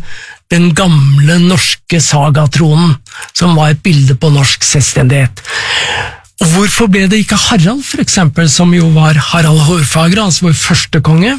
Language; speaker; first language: Norwegian; native; Norwegian